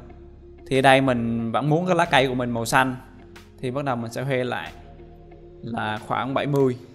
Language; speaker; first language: Vietnamese; native; Vietnamese